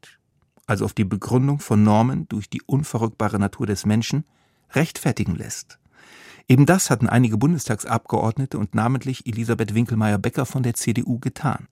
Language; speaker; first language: German; native; German